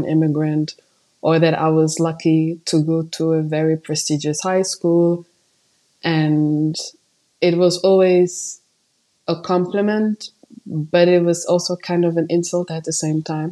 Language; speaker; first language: English; non-native, fluent; Upper Guinea Crioulo